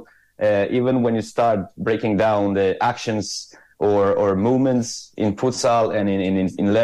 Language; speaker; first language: English; non-native, fluent; Croatian